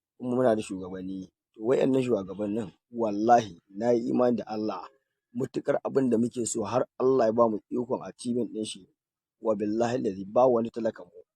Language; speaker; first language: Hausa; native; Hausa